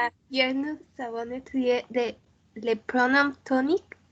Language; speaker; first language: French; non-native, learner; Spanish